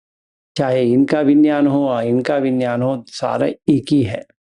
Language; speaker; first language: Hindi; native; Hindi